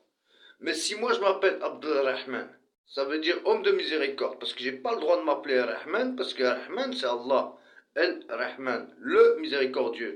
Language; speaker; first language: French; early bilingual, other home language; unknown